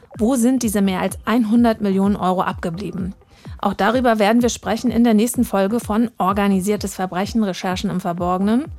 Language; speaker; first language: German; native; German